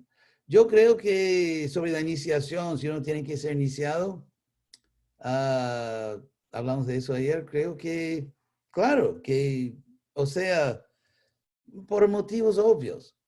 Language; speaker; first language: Spanish; non-native, fluent; English